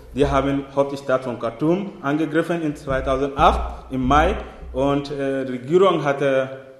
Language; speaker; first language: German; non-native, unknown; Arabic